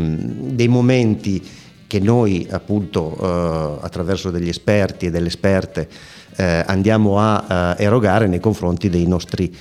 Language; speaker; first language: Italian; native; Italian